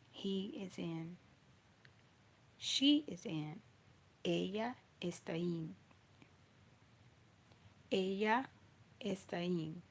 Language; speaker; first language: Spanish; non-native, learner; English